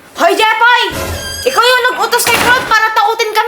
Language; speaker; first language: Filipino; native; Filipino